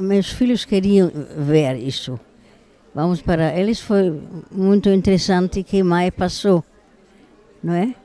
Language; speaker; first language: Portuguese; non-native, fluent; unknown